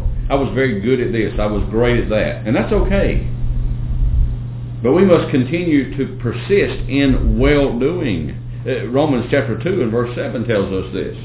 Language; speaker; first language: English; native; English